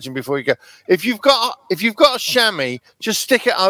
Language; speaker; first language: English; native; English